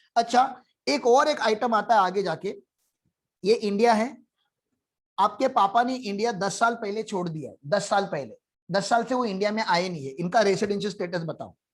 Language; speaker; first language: Hindi; non-native, local second language; Marathi